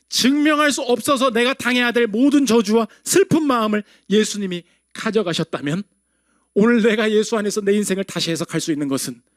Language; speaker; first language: Korean; native; Korean